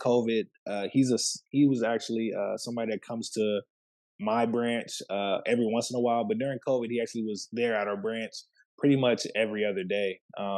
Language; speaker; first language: English; native; English